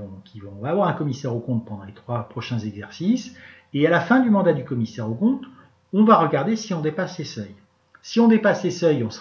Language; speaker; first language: French; native; French